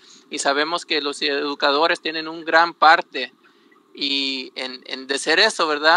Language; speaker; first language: Spanish; early bilingual, heritage; Spanish